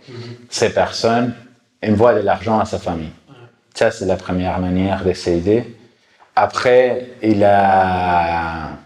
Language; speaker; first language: French; non-native, fluent; Spanish